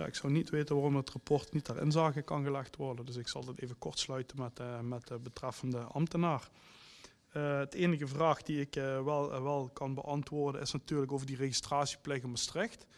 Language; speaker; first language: Dutch; native; Dutch